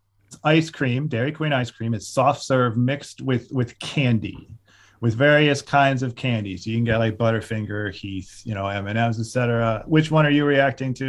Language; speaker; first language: English; native; English